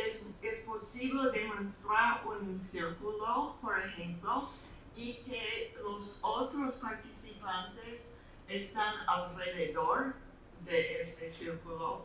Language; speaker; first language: Spanish; non-native, fluent; English